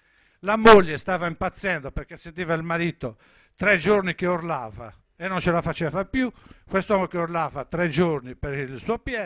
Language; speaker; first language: Italian; non-native, local second language; Sardinian